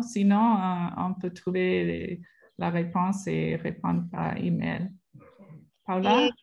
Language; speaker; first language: French; non-native, fluent; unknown